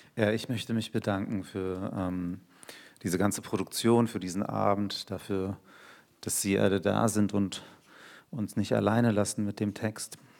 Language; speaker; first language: German; early bilingual, other home language; Turkish